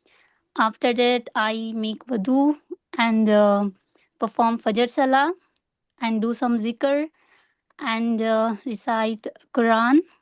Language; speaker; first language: English; non-native, learner; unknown